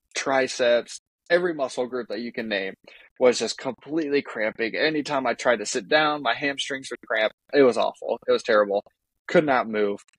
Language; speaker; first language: English; native; English